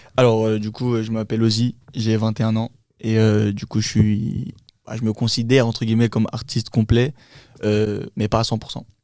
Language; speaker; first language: French; early bilingual, other home language; Turkish